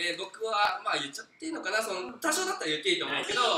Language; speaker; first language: Japanese; native; Japanese